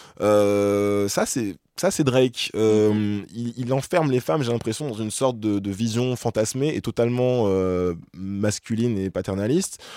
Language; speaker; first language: French; native; French